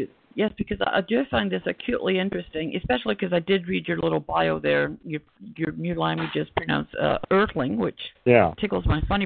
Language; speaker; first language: English; native; English